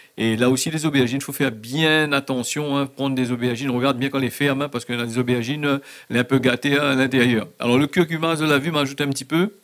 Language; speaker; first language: French; native; French